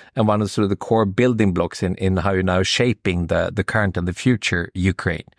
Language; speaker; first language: English; non-native, fluent; Swedish